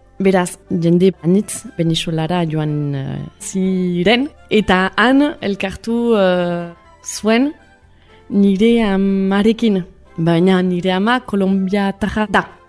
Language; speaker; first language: Basque; early bilingual, other home language; Spanish